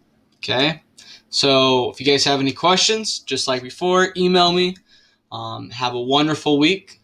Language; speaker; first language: English; native; English